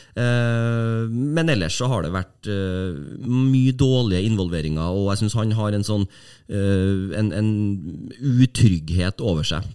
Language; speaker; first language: Norwegian; native; Norwegian